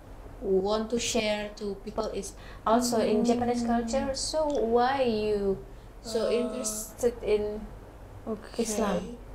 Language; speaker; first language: English; non-native, learner; Indonesian